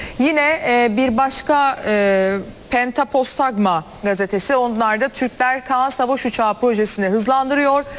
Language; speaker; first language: Turkish; native; Turkish